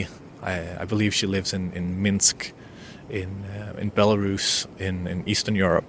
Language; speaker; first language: English; non-native, fluent; Danish